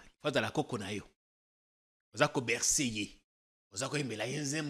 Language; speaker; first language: French; non-native, local second language; Lingala